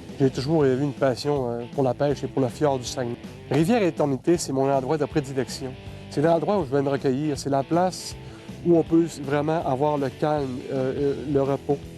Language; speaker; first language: French; native; French